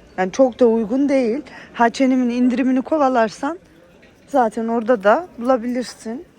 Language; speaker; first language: Turkish; early bilingual, other home language; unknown